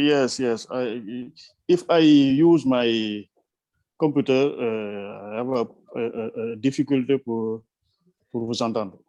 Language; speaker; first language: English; non-native, learner; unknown